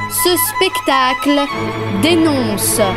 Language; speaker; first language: French; native; French